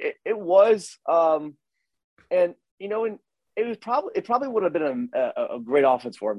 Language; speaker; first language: English; native; English